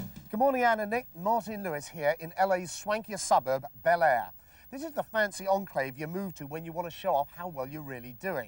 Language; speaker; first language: English; native; English